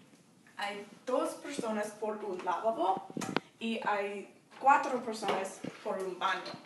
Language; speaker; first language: Spanish; non-native, learner; English